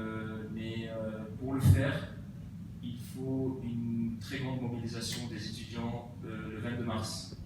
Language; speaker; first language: French; native; French